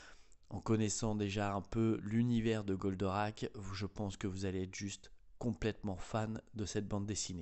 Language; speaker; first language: French; native; French